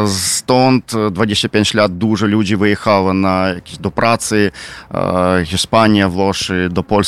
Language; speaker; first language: Polish; non-native, fluent; Ukrainian